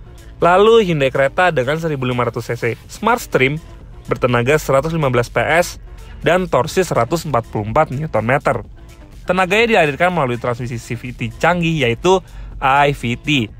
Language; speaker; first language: Indonesian; native; Indonesian